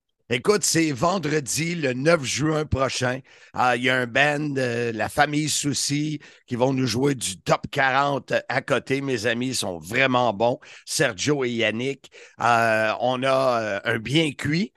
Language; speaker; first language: French; native; French